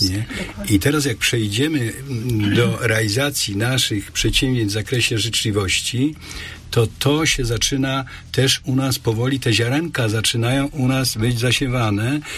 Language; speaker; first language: Polish; native; Polish